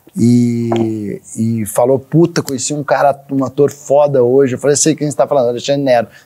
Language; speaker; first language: Portuguese; native; Portuguese